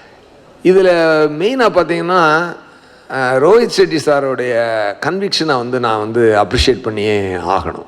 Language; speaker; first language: Tamil; native; Tamil